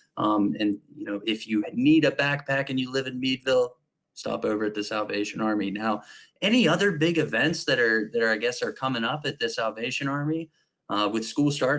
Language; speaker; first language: English; native; English